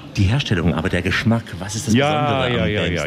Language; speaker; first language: German; native; German